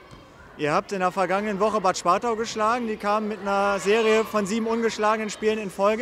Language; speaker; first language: German; native; German